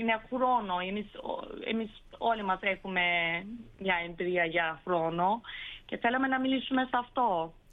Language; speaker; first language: Greek; early bilingual, heritage; Turkish